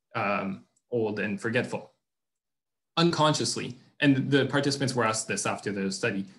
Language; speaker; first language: English; non-native, fluent; French